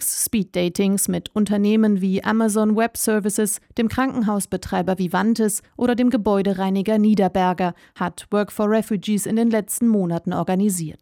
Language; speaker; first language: German; native; German